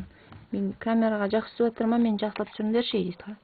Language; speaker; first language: Kazakh; native; Kazakh